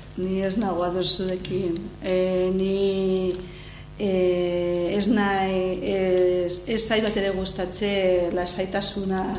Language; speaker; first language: Basque; non-native, learner; Spanish